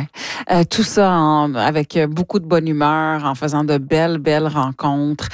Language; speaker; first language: French; native; French